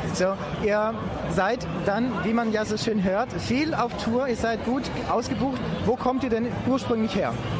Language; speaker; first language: German; native; German